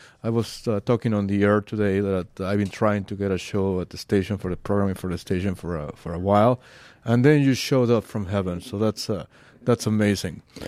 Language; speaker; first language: English; non-native, fluent; Spanish